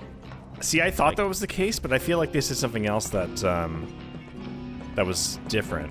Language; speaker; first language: English; native; English